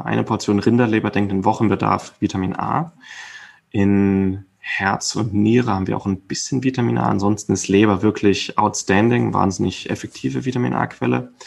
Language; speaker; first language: German; native; German